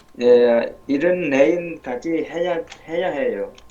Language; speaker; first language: Korean; non-native, learner; Vietnamese